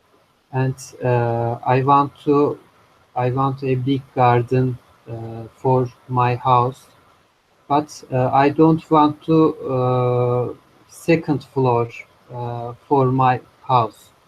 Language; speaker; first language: English; non-native, learner; Turkish